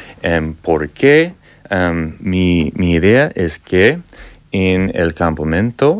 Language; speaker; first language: Spanish; non-native, learner; English